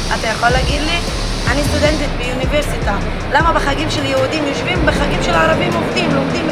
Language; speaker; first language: Hebrew; non-native, local second language; Arabic